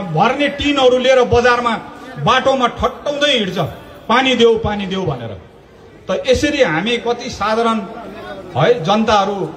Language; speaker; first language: Nepali; native; Nepali